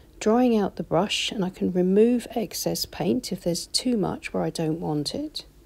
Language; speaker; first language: English; native; English